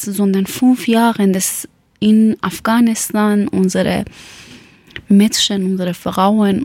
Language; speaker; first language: German; non-native, learner; Persian